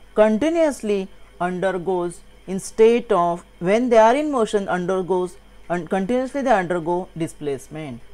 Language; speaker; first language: English; non-native, local second language; Marathi